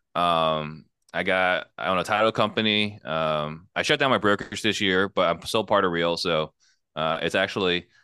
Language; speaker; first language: English; native; English